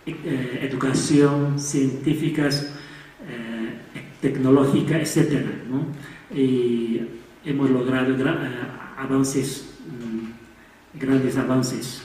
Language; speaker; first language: Spanish; non-native, fluent; Chinese